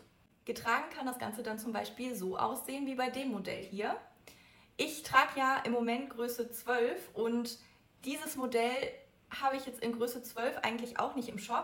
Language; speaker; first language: German; native; German